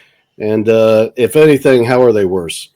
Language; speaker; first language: English; native; English